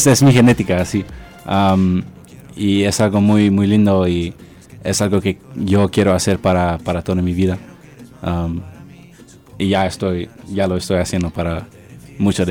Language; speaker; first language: Spanish; early bilingual, heritage; Spanish